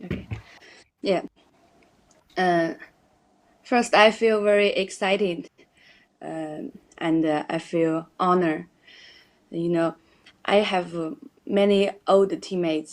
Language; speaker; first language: English; non-native, learner; Chinese